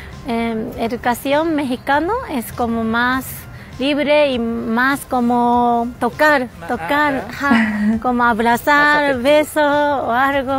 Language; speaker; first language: Spanish; non-native, learner; Japanese